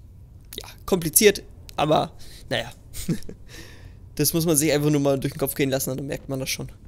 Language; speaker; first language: German; native; German